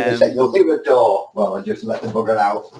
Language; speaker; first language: English; native; English